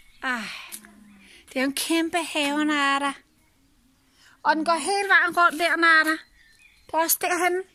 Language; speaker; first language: Danish; native; Danish